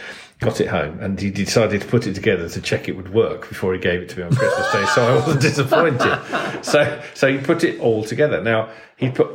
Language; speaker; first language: English; native; English